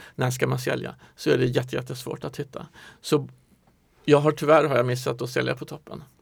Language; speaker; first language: Swedish; native; Swedish